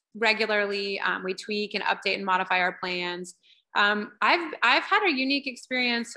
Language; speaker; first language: English; native; English